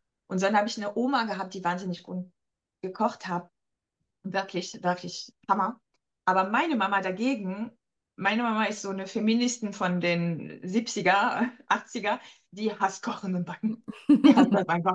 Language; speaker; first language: German; non-native, fluent; French